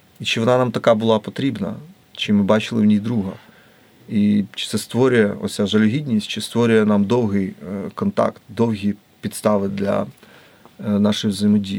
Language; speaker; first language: Ukrainian; native; Ukrainian